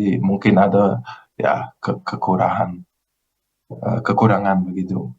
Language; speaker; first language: Indonesian; non-native, fluent; Greek